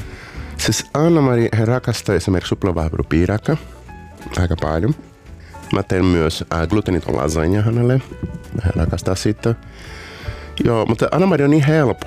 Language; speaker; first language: Finnish; non-native, learner; Portuguese